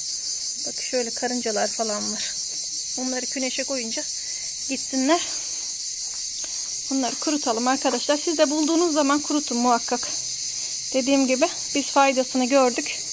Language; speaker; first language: Turkish; native; Turkish